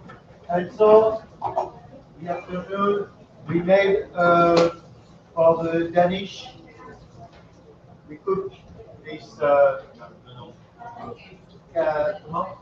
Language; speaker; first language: English; non-native, learner; French